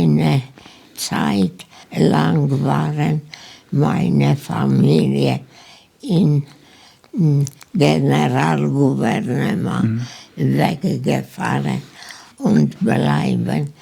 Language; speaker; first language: German; non-native, learner; Polish